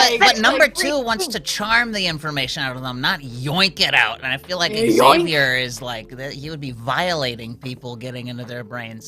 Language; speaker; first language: English; native; English